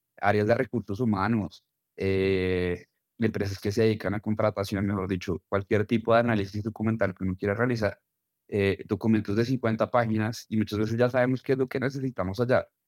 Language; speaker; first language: Spanish; native; Spanish